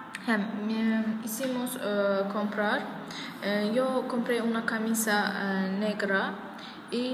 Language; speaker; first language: Spanish; non-native, learner; Azerbaijani